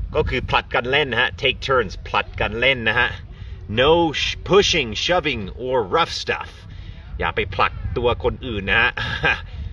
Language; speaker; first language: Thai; non-native, fluent; English